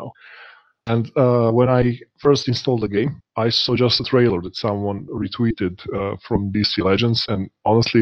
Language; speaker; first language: English; non-native, fluent; Serbian